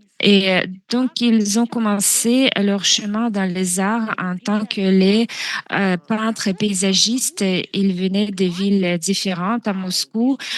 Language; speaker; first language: French; non-native, fluent; Russian